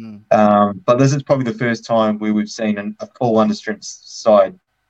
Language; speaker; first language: English; native; English